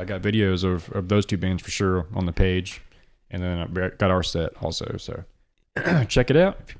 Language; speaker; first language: English; native; English